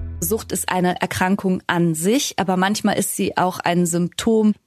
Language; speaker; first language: German; native; German